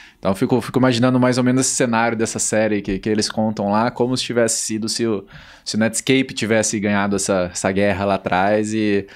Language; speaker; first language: Portuguese; native; Portuguese